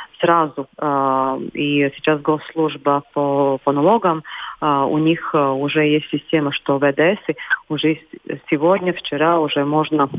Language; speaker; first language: Russian; non-native, local second language; Latvian